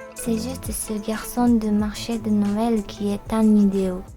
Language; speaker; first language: French; non-native, learner; Japanese